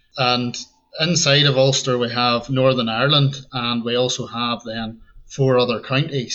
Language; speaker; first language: English; native; English